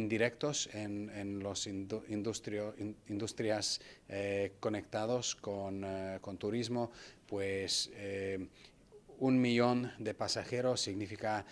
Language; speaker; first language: Spanish; non-native, fluent; Hungarian